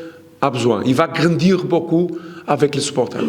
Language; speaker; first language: French; non-native, learner; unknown